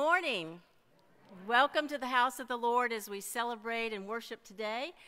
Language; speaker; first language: English; native; English